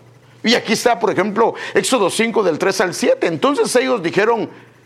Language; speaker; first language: Spanish; native; Spanish